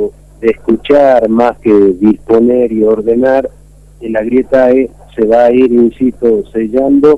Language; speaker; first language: Spanish; native; Spanish